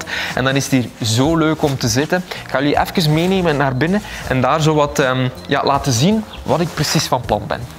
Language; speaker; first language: Dutch; native; Dutch